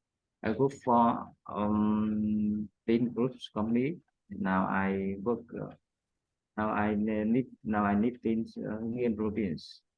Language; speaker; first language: English; non-native, learner; Vietnamese